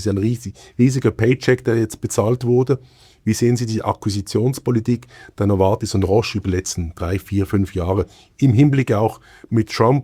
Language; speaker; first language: German; native; German